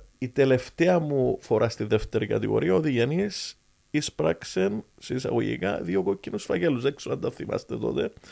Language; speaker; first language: Greek; native; Greek